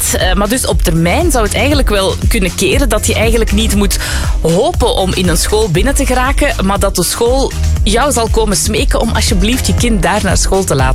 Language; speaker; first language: Dutch; native; Dutch